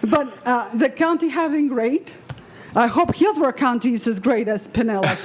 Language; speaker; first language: English; non-native, fluent; Spanish